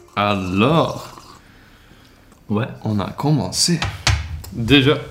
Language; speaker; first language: French; non-native, learner; Swedish